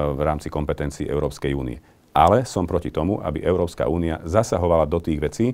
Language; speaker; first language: Slovak; non-native, local second language; Hungarian